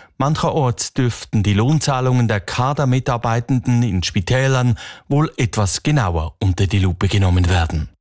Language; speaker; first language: German; native; German